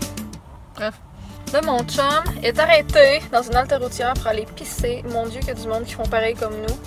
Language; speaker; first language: French; native; French